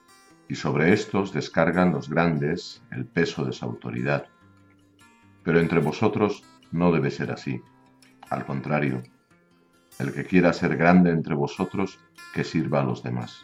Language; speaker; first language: Spanish; native; Spanish